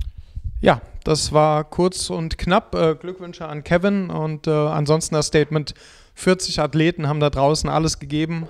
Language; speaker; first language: German; native; German